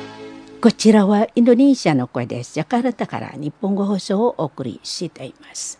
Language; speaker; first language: Japanese; non-native, learner; Indonesian